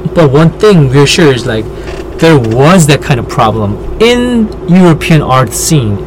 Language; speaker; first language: English; non-native, fluent; Korean